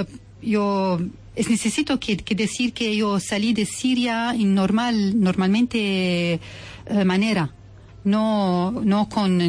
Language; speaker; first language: Spanish; non-native, learner; Arabic